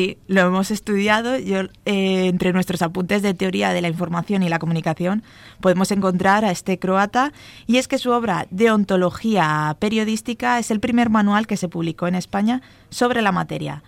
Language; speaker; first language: Spanish; native; Spanish